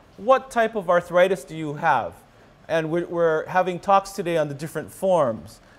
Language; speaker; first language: English; native; English